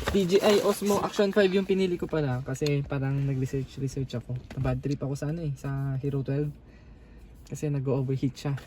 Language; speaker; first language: Filipino; native; Filipino